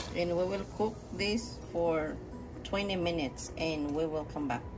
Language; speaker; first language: English; non-native, local second language; Filipino